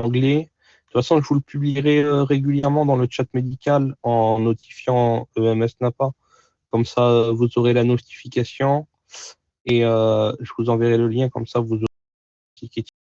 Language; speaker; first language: French; native; French